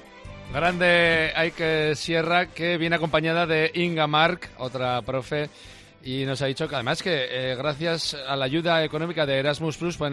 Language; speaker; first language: Spanish; native; Spanish